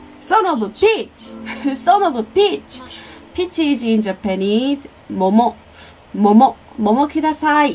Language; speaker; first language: English; non-native, learner; Korean